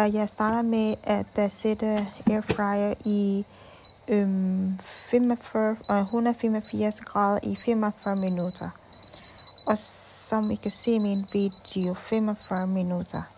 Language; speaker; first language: Danish; non-native, fluent; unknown